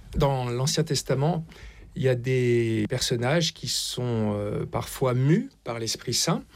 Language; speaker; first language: French; native; French